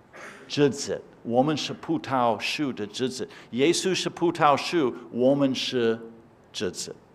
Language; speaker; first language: Chinese; non-native, fluent; English